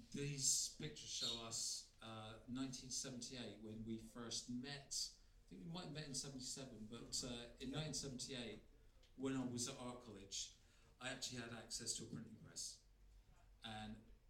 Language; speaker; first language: English; native; English